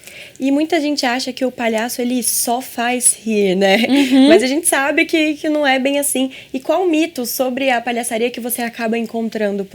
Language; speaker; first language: Portuguese; native; Portuguese